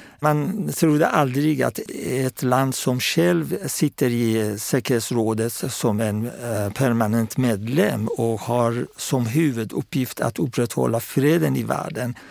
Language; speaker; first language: Swedish; non-native, fluent; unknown